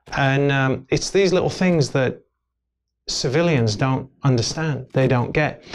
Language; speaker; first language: English; native; English